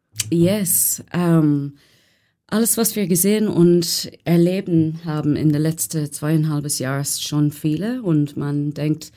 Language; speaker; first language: German; non-native, learner; English